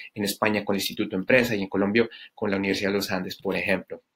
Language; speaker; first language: Spanish; native; Spanish